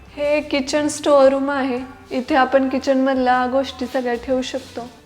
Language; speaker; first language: Marathi; native; Marathi